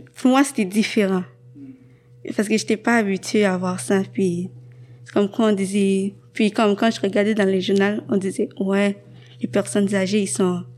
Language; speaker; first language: French; non-native, local second language; Haitian Creole